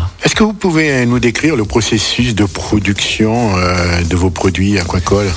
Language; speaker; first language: French; native; French